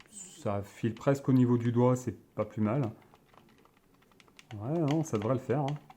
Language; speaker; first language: French; native; French